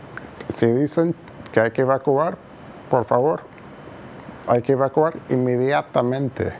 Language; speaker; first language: Spanish; non-native, fluent; English